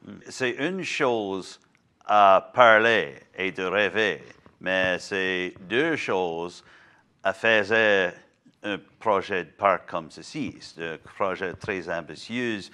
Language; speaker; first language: French; non-native, learner; English